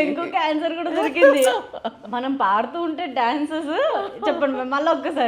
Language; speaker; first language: Telugu; native; Telugu